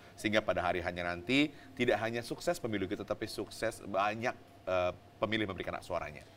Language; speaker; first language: Indonesian; native; Indonesian